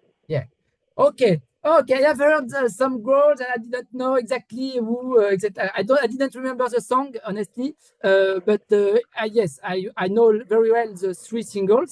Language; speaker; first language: English; non-native, learner; French